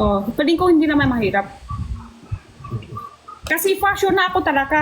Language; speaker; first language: Filipino; non-native, learner; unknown